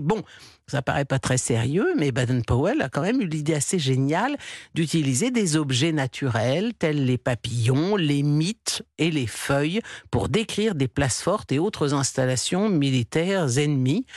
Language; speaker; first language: French; native; French